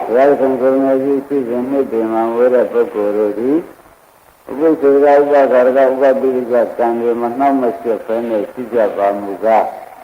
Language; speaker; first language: Burmese; native; Burmese